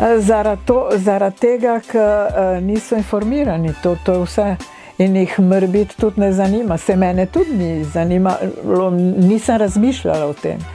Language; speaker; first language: Slovenian; non-native, fluent; Italian